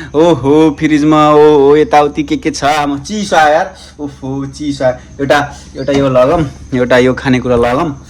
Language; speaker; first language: Nepali; non-native, local second language; Rana Tharu